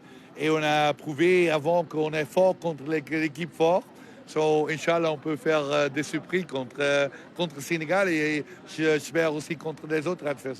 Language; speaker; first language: French; non-native, learner; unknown